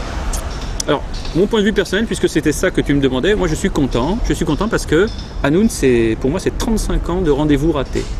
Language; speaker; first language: French; native; French